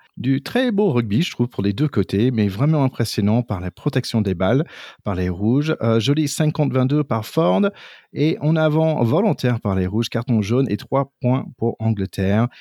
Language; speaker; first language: French; non-native, fluent; English